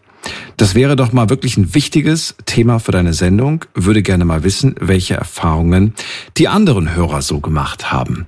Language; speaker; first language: German; native; German